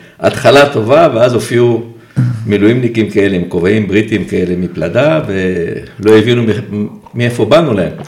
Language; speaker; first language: Hebrew; early bilingual, other home language; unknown